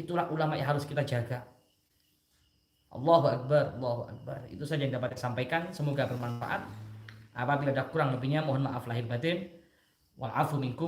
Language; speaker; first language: Indonesian; native; Indonesian